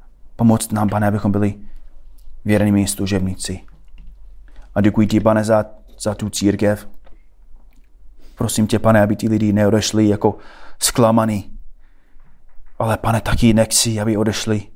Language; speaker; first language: Czech; non-native, fluent; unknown